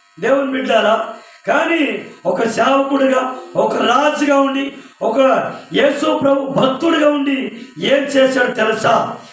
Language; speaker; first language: Telugu; non-native, local second language; Koya